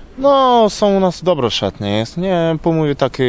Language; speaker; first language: Polish; non-native, learner; Ukrainian